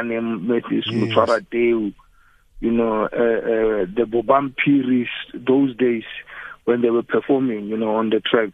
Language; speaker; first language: English; non-native, local second language; Tswana